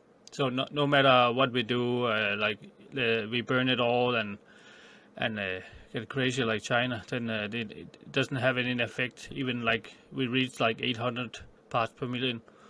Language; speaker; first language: English; non-native, fluent; Danish